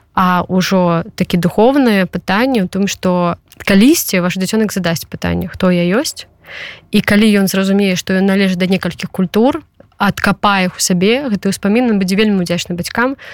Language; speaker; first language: Belarusian; non-native, local second language; Russian